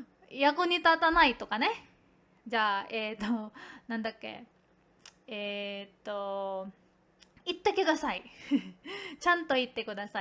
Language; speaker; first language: Japanese; non-native, fluent; Filipino